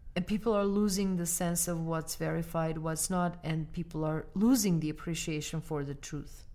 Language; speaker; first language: English; non-native, fluent; Armenian